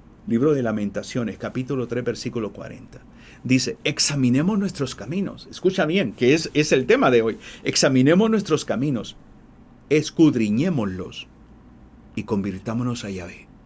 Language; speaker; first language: Spanish; native; Spanish